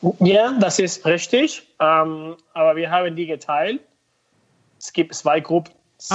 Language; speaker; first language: German; non-native, fluent; Spanish